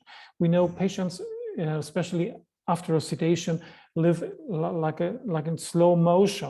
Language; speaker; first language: English; non-native, fluent; German